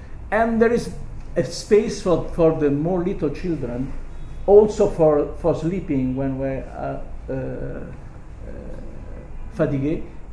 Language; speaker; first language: English; non-native, learner; Italian